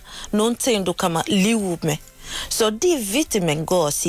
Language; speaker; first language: Danish; non-native, learner; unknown